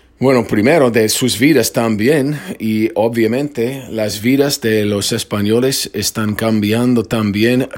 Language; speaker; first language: Spanish; non-native, fluent; English